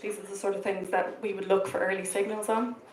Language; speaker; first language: English; native; English